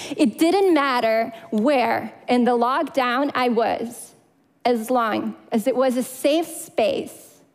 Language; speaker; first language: English; non-native, fluent; Russian